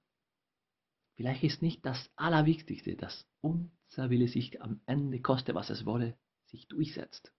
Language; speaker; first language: German; non-native, fluent; Spanish